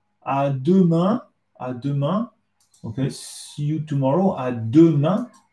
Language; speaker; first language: English; non-native, fluent; French